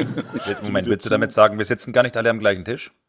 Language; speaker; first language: German; native; German